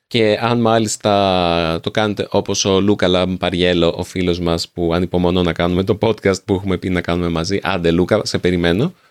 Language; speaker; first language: Greek; native; Greek